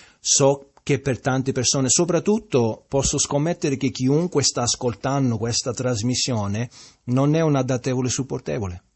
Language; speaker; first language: Italian; early bilingual, heritage; Italian